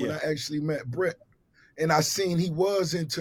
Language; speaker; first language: English; native; English